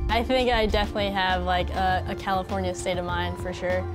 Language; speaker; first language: English; native; English